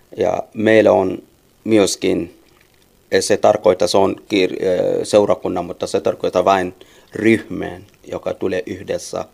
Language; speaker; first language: Finnish; non-native, learner; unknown